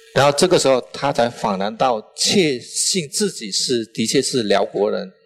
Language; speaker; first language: Chinese; non-native, local second language; Min Nan Chinese